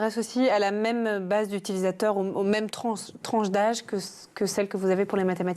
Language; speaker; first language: French; native; French